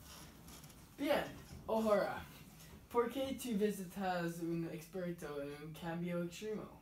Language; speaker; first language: Spanish; non-native, learner; English